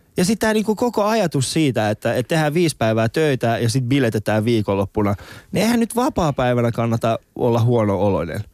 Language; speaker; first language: Finnish; early bilingual, other home language; Persian